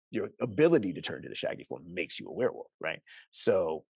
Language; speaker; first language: English; native; English